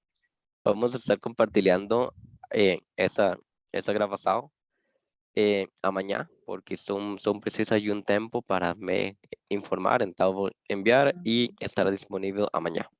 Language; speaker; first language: Portuguese; non-native, fluent; Spanish